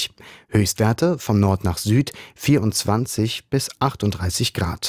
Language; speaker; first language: German; native; German